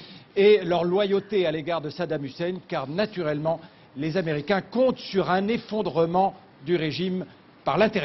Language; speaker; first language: French; native; French